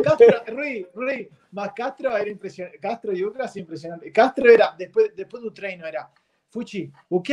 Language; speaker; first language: Portuguese; non-native, fluent; Spanish